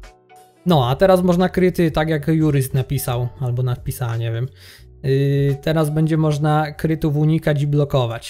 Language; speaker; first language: Polish; native; Polish